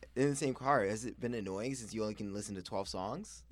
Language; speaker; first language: English; native; English